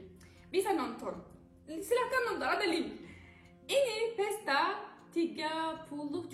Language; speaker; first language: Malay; non-native, learner; Turkish